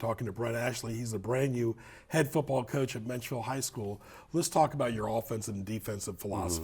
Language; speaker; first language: English; native; English